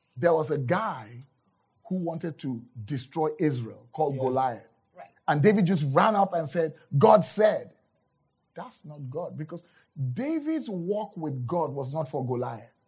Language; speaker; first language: English; non-native, local second language; Yoruba